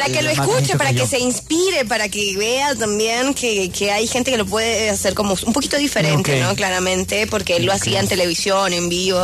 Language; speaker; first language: Spanish; native; Spanish